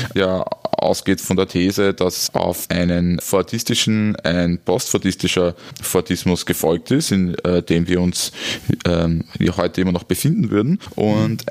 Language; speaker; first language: German; native; German